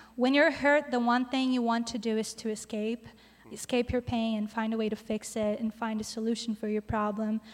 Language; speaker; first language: English; non-native, fluent; Portuguese